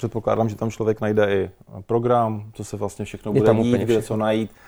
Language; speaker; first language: Czech; native; Czech